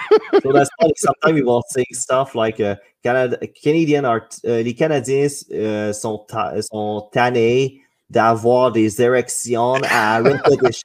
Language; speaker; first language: English; non-native, fluent; French